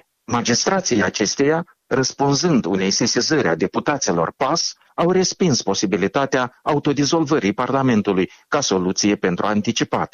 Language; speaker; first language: Romanian; native; Romanian